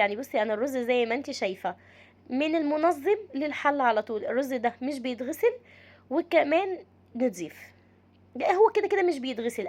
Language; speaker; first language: Arabic; native; Arabic